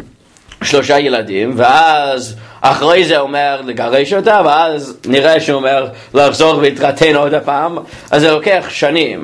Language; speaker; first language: Hebrew; non-native, fluent; English